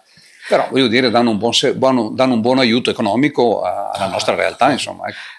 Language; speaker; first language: Italian; native; Italian